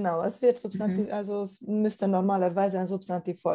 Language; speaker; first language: German; non-native, fluent; Romanian